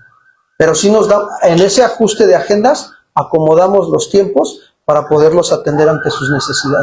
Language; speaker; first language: Spanish; native; Spanish